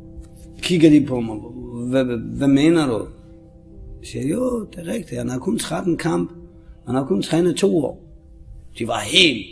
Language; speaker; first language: Danish; non-native, fluent; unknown